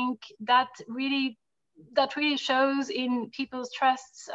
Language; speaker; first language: English; non-native, fluent; French